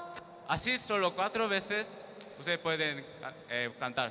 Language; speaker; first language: Spanish; non-native, learner; Korean